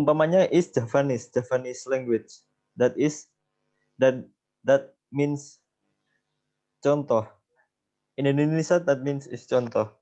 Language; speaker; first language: English; non-native, learner; Indonesian